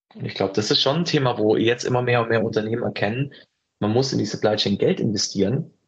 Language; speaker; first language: German; native; German